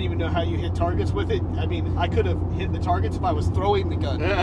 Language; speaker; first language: English; native; English